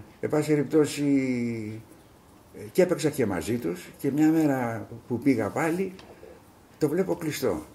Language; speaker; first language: Greek; native; Greek